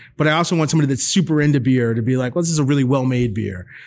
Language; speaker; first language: English; native; English